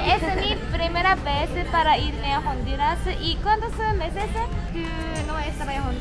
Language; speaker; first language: Spanish; non-native, learner; Japanese